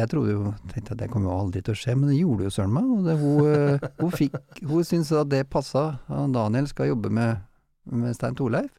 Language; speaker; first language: Norwegian; native; Norwegian